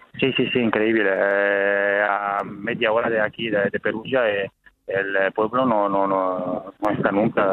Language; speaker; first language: Spanish; non-native, learner; Italian